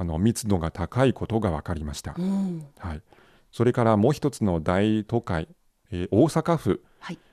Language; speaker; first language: Japanese; non-native, fluent; Chinese